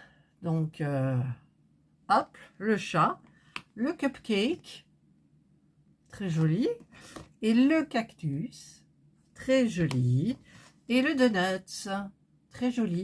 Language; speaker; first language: French; native; French